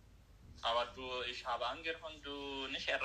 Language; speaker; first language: German; non-native, learner; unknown